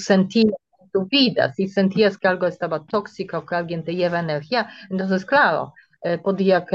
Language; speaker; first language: Spanish; non-native, fluent; Polish